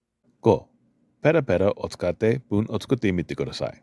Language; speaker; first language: Japanese; non-native, learner; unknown